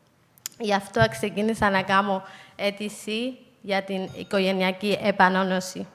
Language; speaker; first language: Greek; non-native, fluent; Somali